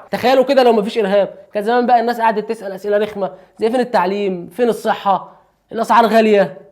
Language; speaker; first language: Arabic; native; Arabic